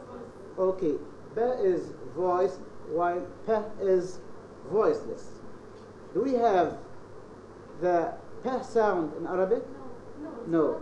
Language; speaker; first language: English; non-native, fluent; Arabic